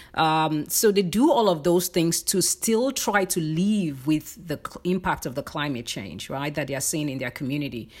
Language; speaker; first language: English; non-native, local second language; Yoruba